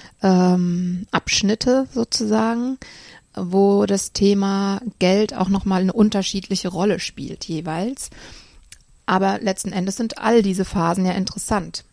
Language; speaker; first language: German; native; German